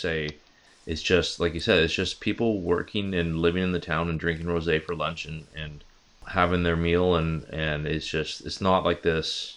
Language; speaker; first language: English; native; English